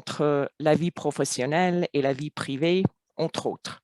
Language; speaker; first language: French; non-native, fluent; English